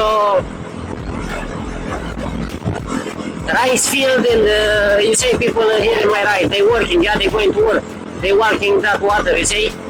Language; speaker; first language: English; non-native, learner; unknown